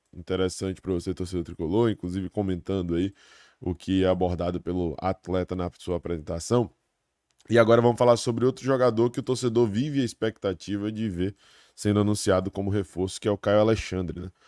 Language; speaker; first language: Portuguese; native; Portuguese